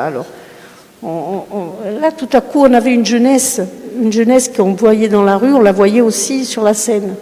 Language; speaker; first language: French; early bilingual, other home language; Spanish